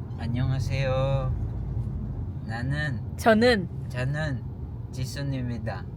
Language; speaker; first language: Korean; non-native, learner; Cebuano